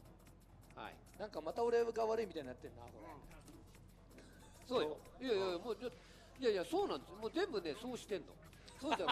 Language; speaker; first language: Japanese; native; Japanese